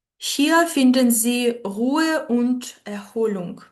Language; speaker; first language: German; non-native, fluent; Ukrainian